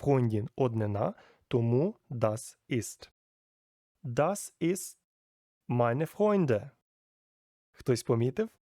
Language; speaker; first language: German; non-native, fluent; Ukrainian